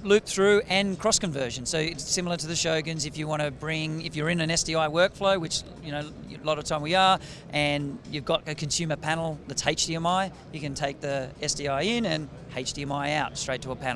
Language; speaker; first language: English; native; English